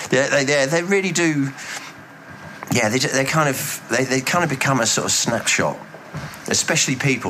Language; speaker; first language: English; native; English